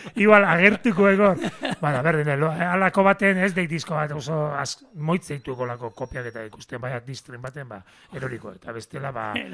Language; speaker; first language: Basque; native; Basque